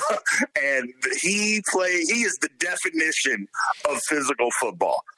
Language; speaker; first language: English; native; English